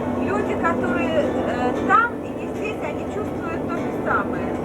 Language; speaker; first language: Russian; native; Russian